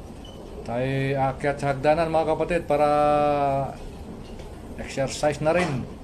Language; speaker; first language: Filipino; native; Filipino